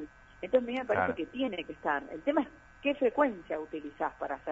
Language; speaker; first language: Spanish; native; Spanish